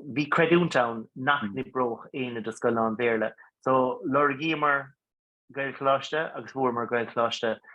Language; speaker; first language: Irish; non-native, local second language; English